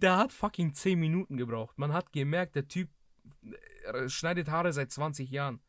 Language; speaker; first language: German; early bilingual, other home language; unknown